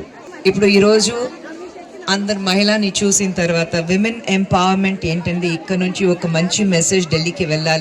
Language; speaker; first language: Telugu; non-native, fluent; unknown